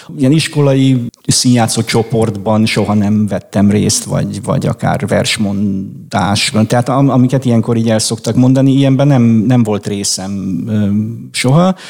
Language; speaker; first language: Hungarian; native; Hungarian